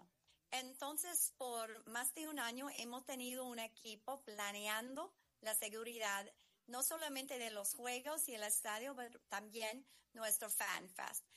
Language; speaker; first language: Spanish; non-native, learner; English